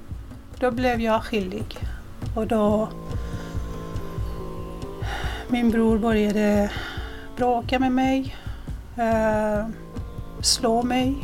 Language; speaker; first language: Swedish; non-native, fluent; Persian